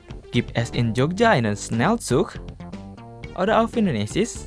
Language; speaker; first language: German; non-native, fluent; Indonesian